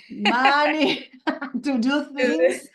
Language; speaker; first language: English; non-native, fluent; Spanish